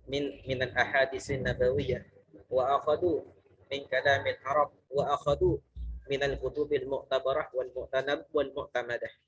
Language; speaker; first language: Arabic; non-native, fluent; Malay